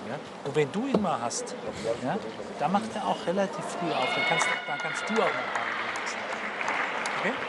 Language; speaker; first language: German; native; German